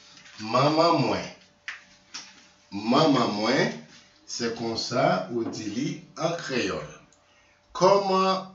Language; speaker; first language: French; non-native, local second language; Haitian Creole